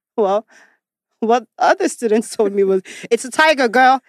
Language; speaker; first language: English; early bilingual, other home language; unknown